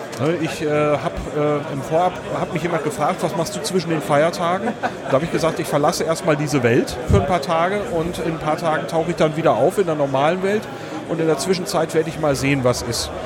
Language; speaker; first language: German; native; German